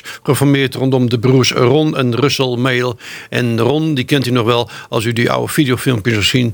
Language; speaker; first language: Dutch; native; Dutch